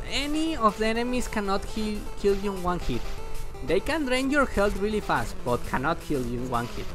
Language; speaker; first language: English; non-native, fluent; Spanish